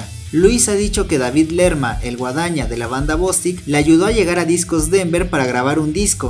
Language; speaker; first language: Spanish; native; Spanish